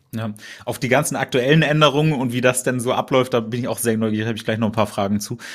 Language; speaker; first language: German; non-native, fluent; Russian